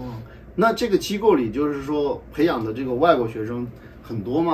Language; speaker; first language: Chinese; native; Chinese